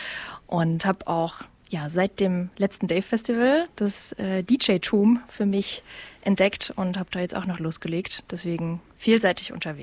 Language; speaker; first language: German; native; German